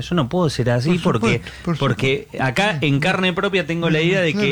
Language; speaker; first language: Spanish; native; Spanish